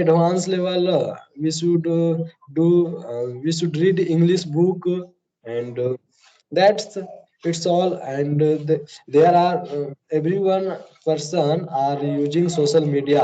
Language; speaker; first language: English; non-native, learner; Hindi